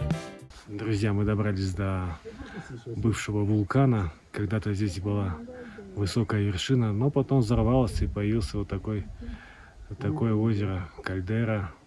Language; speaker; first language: Russian; native; Russian